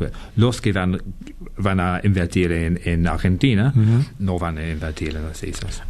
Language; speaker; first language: Spanish; non-native, fluent; English